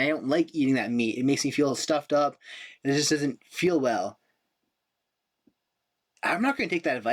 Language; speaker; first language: English; native; English